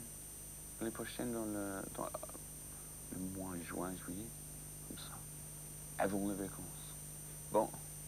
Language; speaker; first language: French; non-native, learner; English